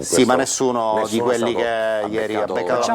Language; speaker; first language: Italian; native; Italian